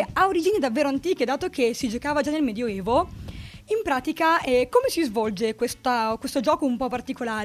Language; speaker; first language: Italian; native; Italian